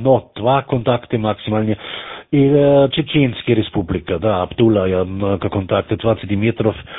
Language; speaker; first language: Russian; non-native, learner; German